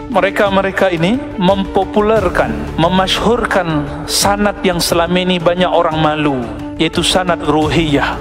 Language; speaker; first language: Malay; non-native, local second language; Minangkabau